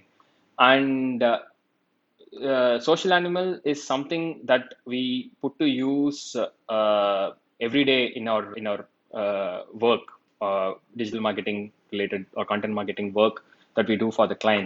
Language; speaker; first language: English; non-native, local second language; Tamil